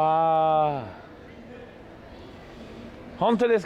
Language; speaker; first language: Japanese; non-native, learner; English